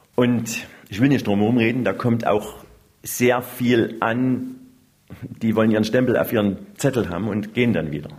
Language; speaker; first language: German; native; German